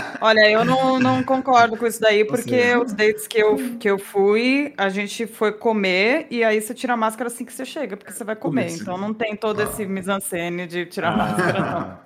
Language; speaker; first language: Portuguese; native; Portuguese